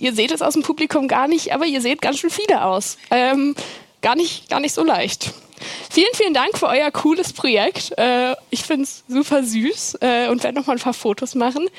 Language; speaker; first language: German; native; German